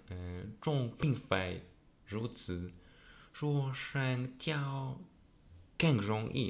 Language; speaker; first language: Chinese; non-native, learner; Polish